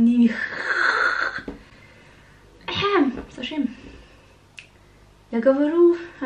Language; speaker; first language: Russian; non-native, learner; Norwegian